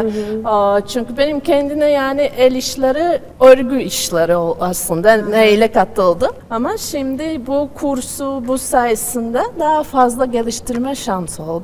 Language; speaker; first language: Turkish; non-native, learner; Latvian